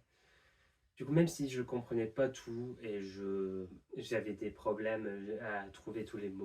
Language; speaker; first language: French; non-native, fluent; English